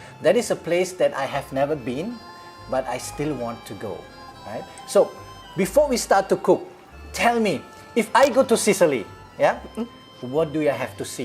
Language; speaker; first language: English; non-native, fluent; Indonesian